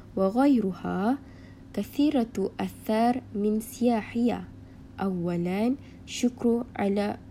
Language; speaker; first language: Arabic; non-native, learner; Malay